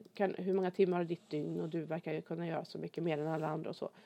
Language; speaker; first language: Swedish; native; Swedish